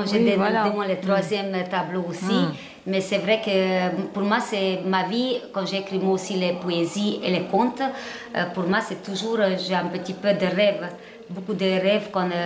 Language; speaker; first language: French; non-native, learner; Hungarian